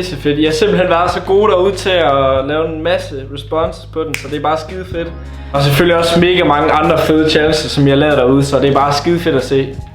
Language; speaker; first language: Danish; native; Danish